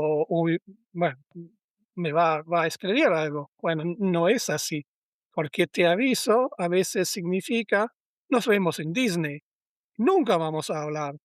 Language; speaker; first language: Spanish; non-native, learner; German